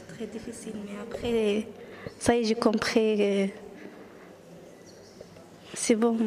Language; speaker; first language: French; non-native, learner; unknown